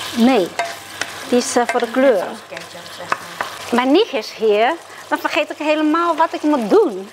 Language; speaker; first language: Dutch; non-native, fluent; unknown